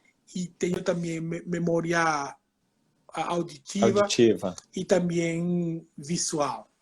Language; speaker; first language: Portuguese; non-native, fluent; Spanish